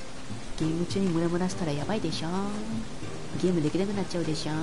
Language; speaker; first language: Japanese; native; Japanese